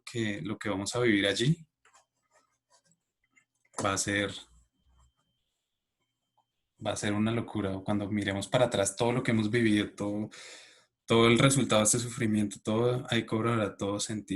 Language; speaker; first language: Spanish; native; Spanish